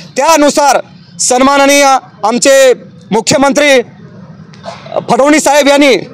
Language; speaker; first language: Marathi; non-native, local second language; Lambadi